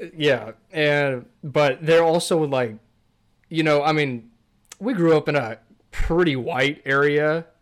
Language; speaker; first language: English; native; English